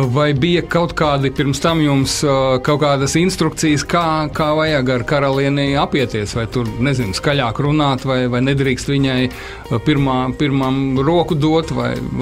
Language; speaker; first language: Latvian; native; Latvian